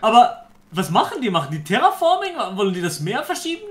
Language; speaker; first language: German; native; German